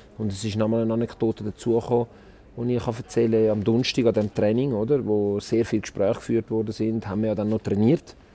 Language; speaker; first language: German; early bilingual, other home language; Italian